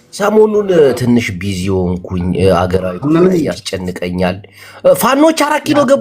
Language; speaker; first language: Amharic; native; Amharic